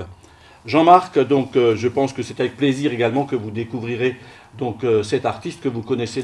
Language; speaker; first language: French; native; French